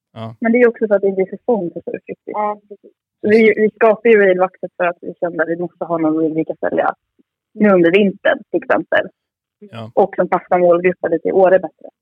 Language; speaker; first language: Swedish; native; Swedish